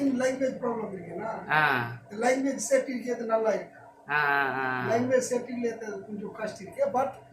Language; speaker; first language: Tamil; non-native, learner; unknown